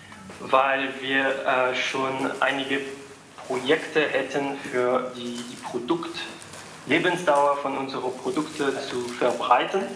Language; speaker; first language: German; non-native, fluent; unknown